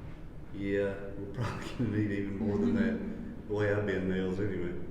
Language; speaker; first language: English; native; English